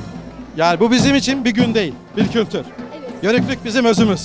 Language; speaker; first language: Turkish; native; Turkish